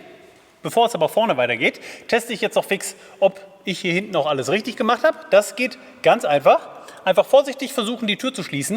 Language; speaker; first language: German; native; German